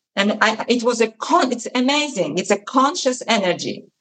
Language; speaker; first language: English; non-native, fluent; Polish